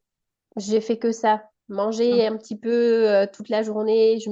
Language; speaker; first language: French; native; French